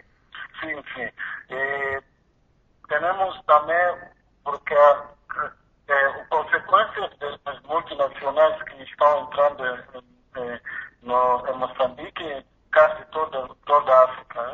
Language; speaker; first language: Spanish; non-native, learner; Portuguese